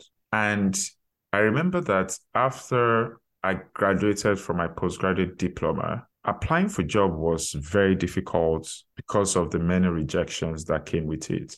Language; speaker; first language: English; non-native, local second language; Yoruba